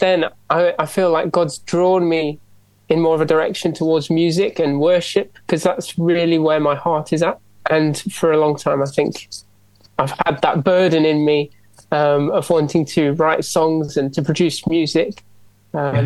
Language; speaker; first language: English; native; English